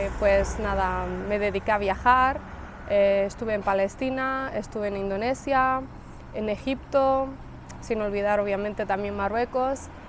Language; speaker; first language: Spanish; early bilingual, other home language; Arabic